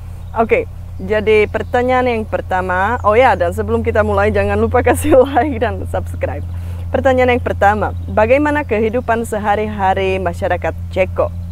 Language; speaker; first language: Indonesian; non-native, fluent; Czech